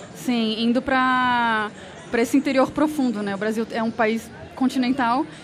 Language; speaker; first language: Spanish; non-native, learner; Portuguese